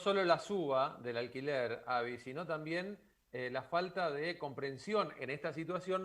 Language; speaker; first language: Spanish; native; Spanish